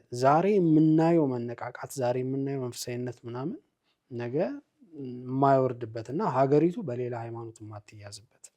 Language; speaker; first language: Amharic; native; Amharic